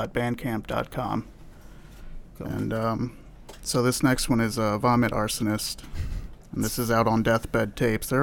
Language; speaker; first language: English; native; English